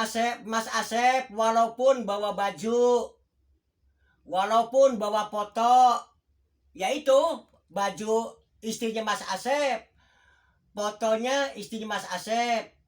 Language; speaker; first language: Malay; non-native, local second language; Javanese